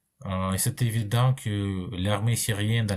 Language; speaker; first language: French; non-native, fluent; Russian